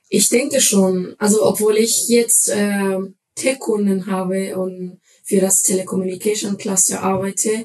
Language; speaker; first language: German; non-native, fluent; Spanish